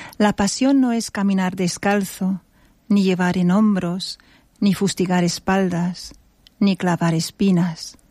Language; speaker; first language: Spanish; non-native, fluent; German